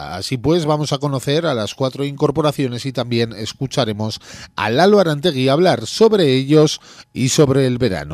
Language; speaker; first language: Spanish; native; Spanish